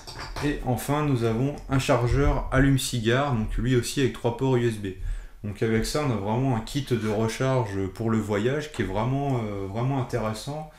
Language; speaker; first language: French; native; French